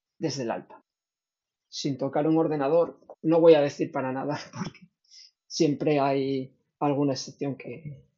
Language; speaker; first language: Spanish; native; Spanish